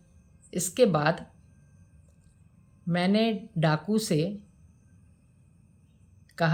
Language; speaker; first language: Hindi; native; Hindi